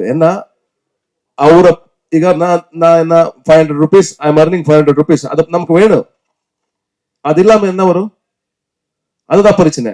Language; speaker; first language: Tamil; non-native, learner; Kannada